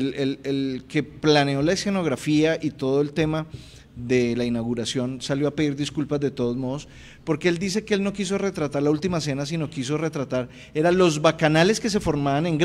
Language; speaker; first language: Spanish; native; Spanish